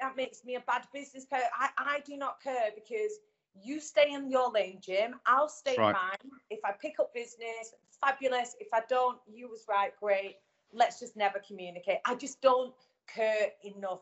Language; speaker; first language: English; native; English